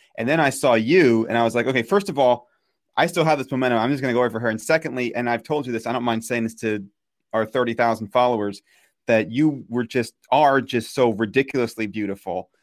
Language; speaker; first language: English; native; English